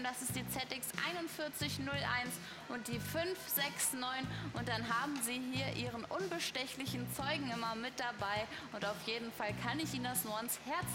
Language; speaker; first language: German; native; German